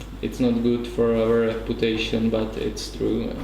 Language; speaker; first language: English; non-native, learner; Czech